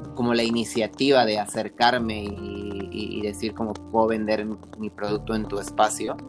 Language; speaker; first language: Spanish; native; Spanish